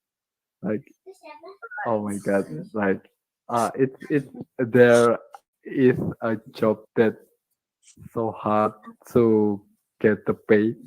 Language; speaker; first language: English; non-native, learner; Indonesian